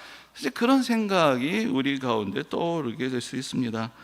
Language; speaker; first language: Korean; native; Korean